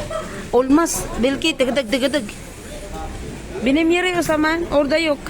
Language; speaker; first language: Turkish; non-native, learner; Filipino